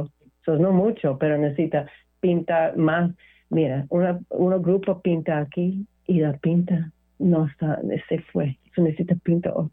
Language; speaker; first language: Spanish; non-native, learner; English